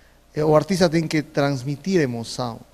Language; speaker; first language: Portuguese; non-native, fluent; Spanish